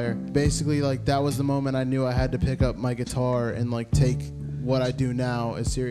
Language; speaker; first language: English; native; English